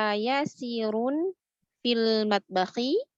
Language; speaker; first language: Arabic; non-native, learner; Indonesian